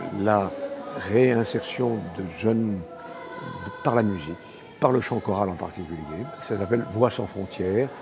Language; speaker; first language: French; native; French